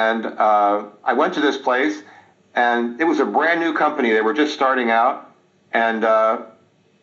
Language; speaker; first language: English; native; English